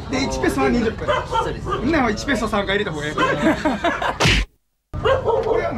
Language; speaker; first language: Japanese; native; Japanese